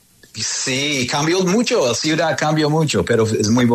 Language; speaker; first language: Spanish; non-native, fluent; English